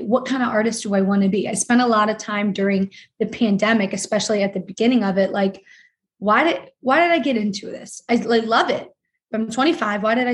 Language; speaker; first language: English; native; English